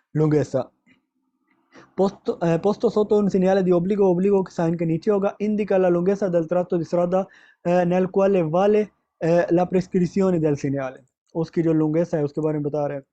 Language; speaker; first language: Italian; non-native, fluent; Urdu